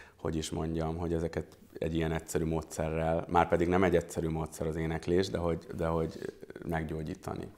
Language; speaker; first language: Hungarian; early bilingual, other home language; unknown